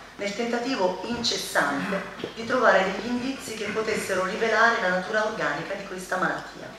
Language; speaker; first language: Italian; native; Italian